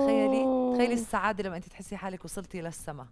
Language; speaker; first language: Arabic; native; Arabic